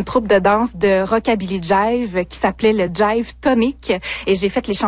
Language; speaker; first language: French; native; French